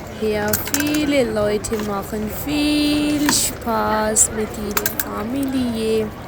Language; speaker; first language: German; non-native, learner; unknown